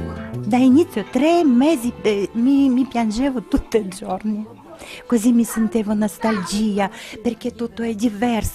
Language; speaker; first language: Italian; non-native, learner; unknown